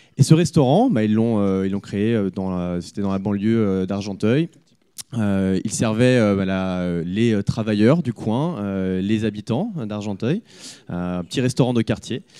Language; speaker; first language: French; native; French